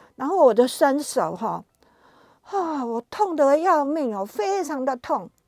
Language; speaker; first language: Chinese; native; Chinese